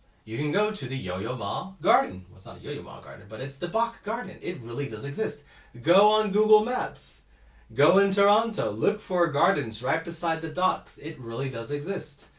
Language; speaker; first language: English; native; English